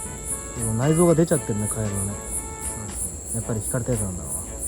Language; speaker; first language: Japanese; native; Japanese